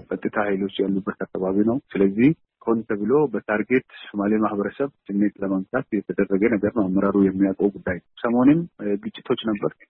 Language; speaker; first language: Amharic; non-native, local second language; Somali